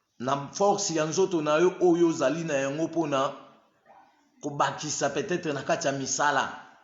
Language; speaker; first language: Lingala; non-native, local second language; Kongo